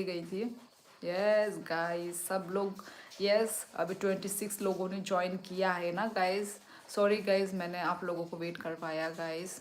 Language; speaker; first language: Hindi; non-native, local second language; Kok Borok